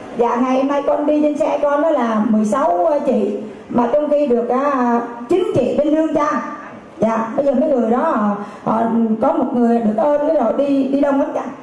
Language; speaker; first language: Vietnamese; native; Vietnamese